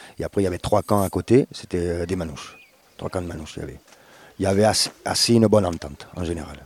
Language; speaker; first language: French; early bilingual, other home language; Spanish